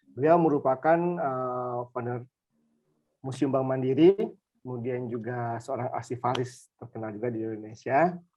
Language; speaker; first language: Indonesian; native; Indonesian